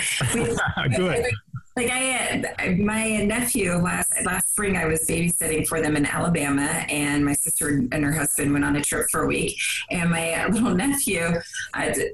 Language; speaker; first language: English; native; English